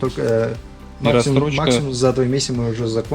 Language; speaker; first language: Russian; non-native, learner; Turkish